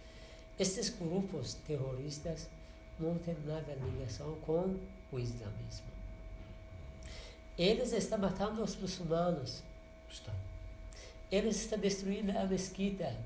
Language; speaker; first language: Portuguese; non-native, learner; Persian